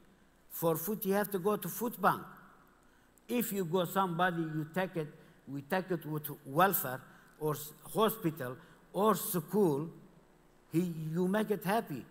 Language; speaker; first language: English; non-native, learner; Kurdish